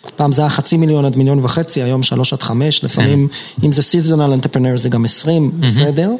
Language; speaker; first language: Hebrew; native; Hebrew